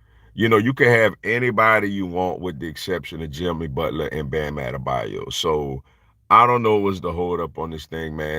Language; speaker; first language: English; native; English